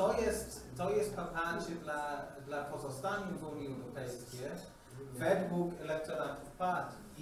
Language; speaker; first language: Polish; non-native, learner; English